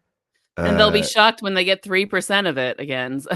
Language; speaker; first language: English; native; English